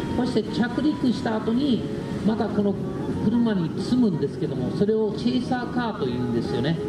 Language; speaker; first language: Japanese; native; Japanese